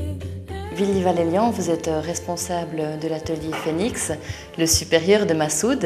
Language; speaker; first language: French; native; French